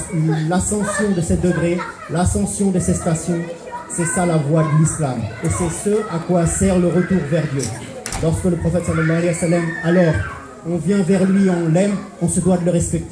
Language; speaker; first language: French; native; French